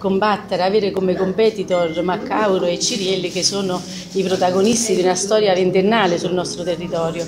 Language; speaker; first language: Italian; native; Italian